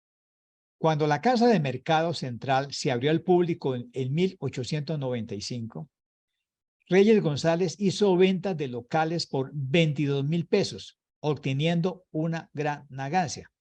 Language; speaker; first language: Spanish; native; Spanish